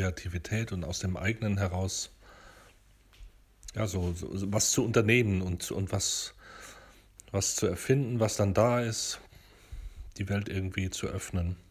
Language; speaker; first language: German; native; German